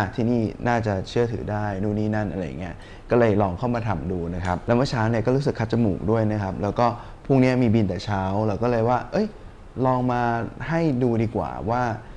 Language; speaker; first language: Thai; native; Thai